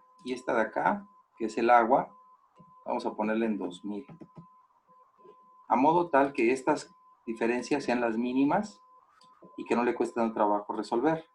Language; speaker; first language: Spanish; native; Spanish